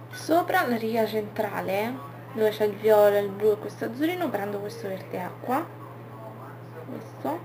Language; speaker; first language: Italian; native; Italian